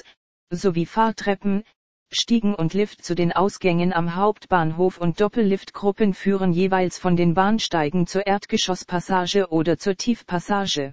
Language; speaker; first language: German; native; German